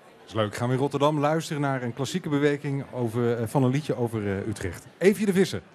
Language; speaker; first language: Dutch; native; Dutch